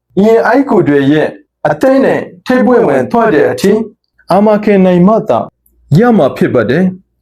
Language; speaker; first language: Burmese; non-native, local second language; Rohingya